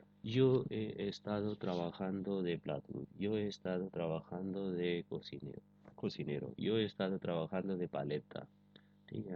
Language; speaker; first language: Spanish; non-native, fluent; Urdu